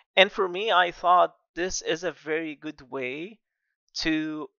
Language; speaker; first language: English; non-native, fluent; Arabic